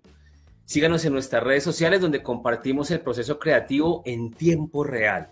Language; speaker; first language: Spanish; native; Spanish